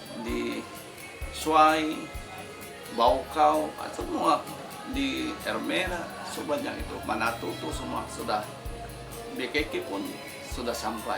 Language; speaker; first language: Indonesian; non-native, fluent; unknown